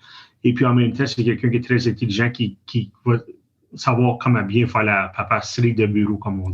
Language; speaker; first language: French; native; French